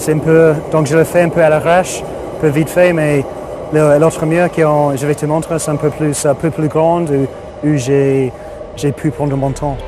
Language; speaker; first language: French; non-native, fluent; English